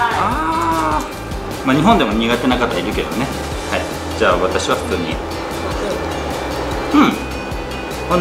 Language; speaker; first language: Japanese; native; Japanese